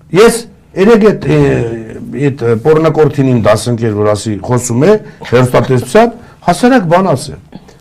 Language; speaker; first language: Armenian; early bilingual, other home language; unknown